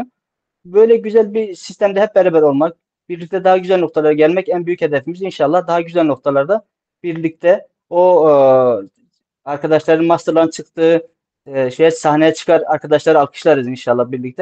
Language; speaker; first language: Turkish; native; Turkish